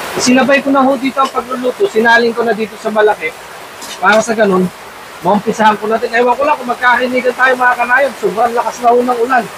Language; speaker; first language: Filipino; non-native, local second language; Iloko